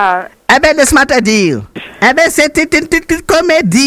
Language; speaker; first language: French; native; French